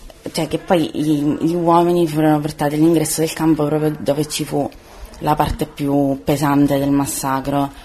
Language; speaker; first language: Italian; native; Italian